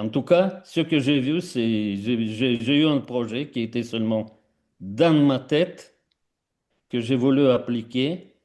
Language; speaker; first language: French; non-native, fluent; Russian